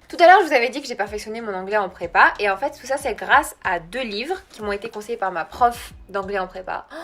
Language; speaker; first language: French; early bilingual, other home language; Arabic